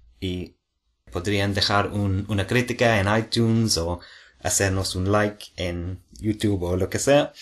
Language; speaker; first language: Spanish; non-native, fluent; English